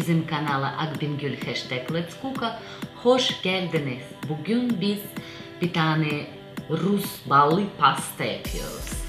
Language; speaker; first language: Turkish; non-native, learner; Russian